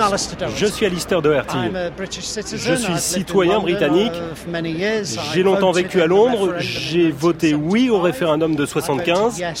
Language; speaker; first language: French; non-native, fluent; English